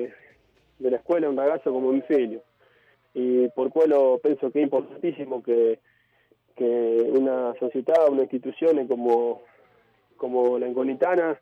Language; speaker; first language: Italian; non-native, fluent; Spanish